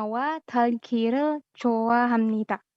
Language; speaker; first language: Korean; non-native, learner; Indonesian